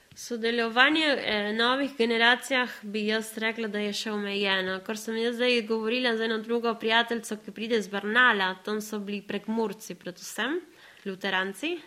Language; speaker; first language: Slovenian; early bilingual, other home language; Spanish